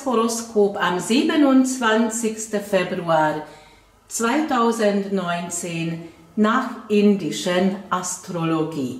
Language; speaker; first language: German; non-native, fluent; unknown